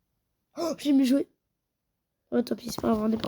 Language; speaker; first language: French; native; French